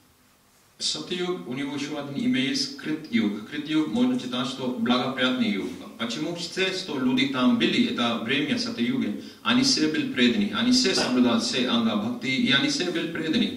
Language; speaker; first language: Russian; non-native, learner; Hindi